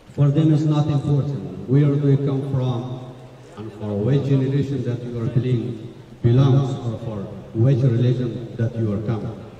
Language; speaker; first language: English; non-native, learner; Persian